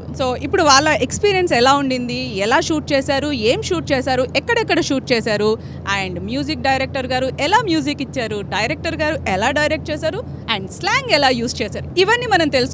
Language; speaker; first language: Telugu; native; Telugu